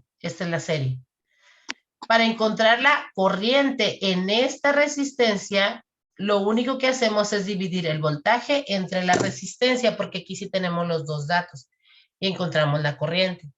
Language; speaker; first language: Spanish; native; Spanish